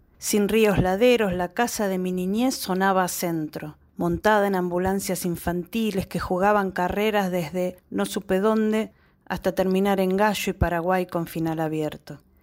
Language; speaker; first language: Spanish; native; Spanish